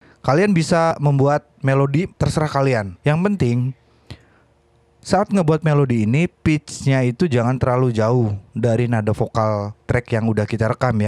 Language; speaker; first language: Indonesian; native; Indonesian